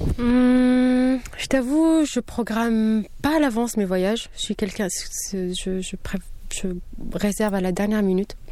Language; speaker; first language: French; early bilingual, other home language; Kabyle